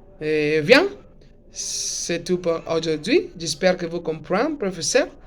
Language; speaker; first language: French; non-native, learner; Spanish